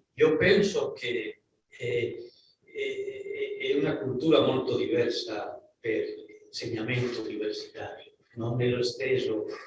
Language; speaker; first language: Italian; non-native, learner; Spanish